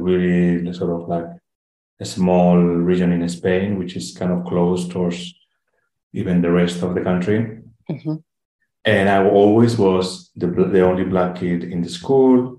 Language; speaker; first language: English; non-native, fluent; Spanish